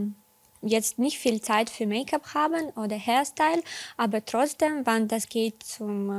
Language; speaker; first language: German; non-native, learner; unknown